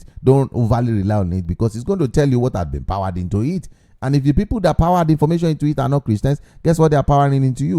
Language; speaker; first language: English; non-native, local second language; Yoruba